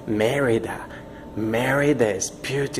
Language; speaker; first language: English; non-native, fluent; Spanish